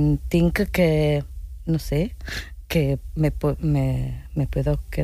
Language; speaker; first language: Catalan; non-native, learner; Italian